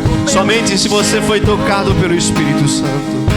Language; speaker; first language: Portuguese; native; Portuguese